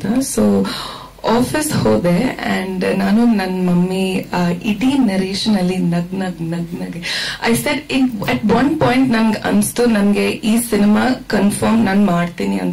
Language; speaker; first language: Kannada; non-native, fluent; Malayalam